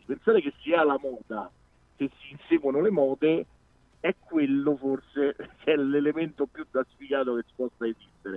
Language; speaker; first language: Italian; native; Italian